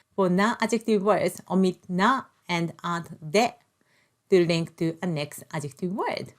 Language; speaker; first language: English; non-native, local second language; Japanese